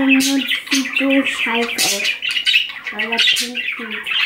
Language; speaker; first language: German; early bilingual, other home language; Turkish